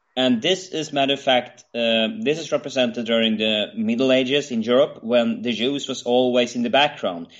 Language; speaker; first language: English; non-native, fluent; Swedish